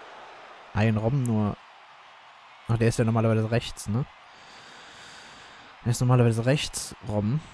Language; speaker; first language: German; native; German